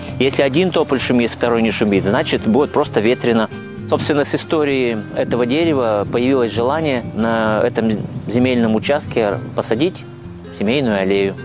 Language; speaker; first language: Russian; native; Russian